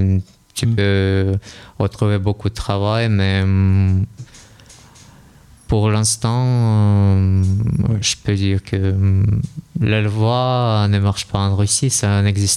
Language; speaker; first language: French; non-native, learner; Russian